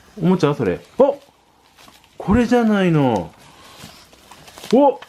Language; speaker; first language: Japanese; non-native, fluent; Korean